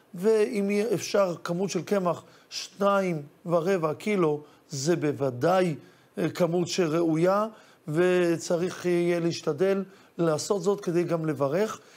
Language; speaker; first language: Hebrew; native; Hebrew